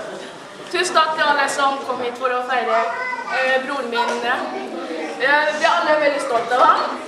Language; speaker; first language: Norwegian; early bilingual, other home language; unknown